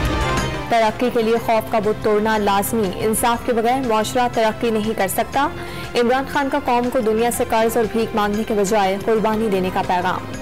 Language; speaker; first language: Urdu; native; Urdu